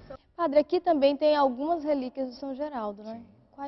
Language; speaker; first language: Portuguese; native; Portuguese